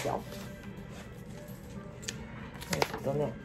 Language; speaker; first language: Japanese; native; Japanese